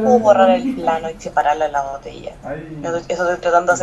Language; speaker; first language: Spanish; native; Spanish